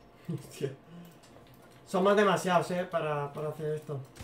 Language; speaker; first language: Spanish; native; Spanish